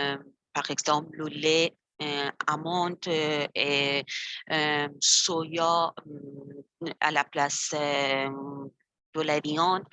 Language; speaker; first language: French; non-native, learner; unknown